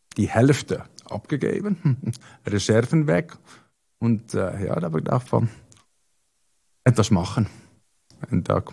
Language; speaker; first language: German; non-native, fluent; Dutch